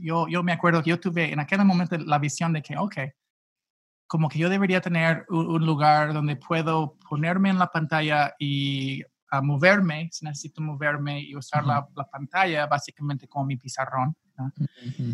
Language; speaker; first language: Spanish; non-native, fluent; English